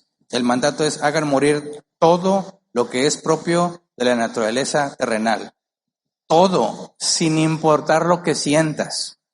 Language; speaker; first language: Spanish; native; Spanish